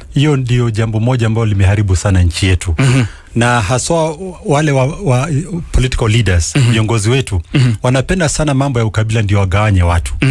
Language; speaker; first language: Swahili; non-native, local second language; Kikuyu